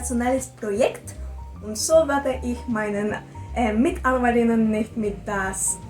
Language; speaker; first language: German; non-native, learner; Spanish